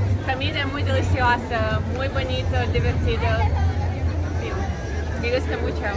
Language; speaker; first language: Spanish; non-native, learner; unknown